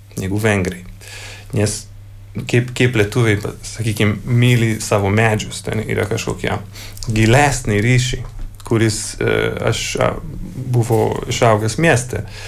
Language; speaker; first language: Lithuanian; non-native, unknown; Hungarian